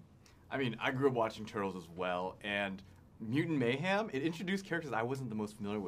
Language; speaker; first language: English; native; English